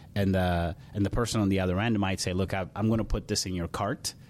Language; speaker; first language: English; early bilingual, other home language; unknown